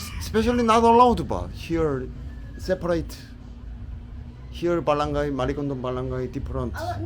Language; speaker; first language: English; non-native, learner; Korean